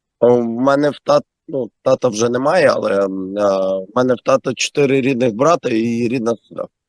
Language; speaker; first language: Ukrainian; native; Ukrainian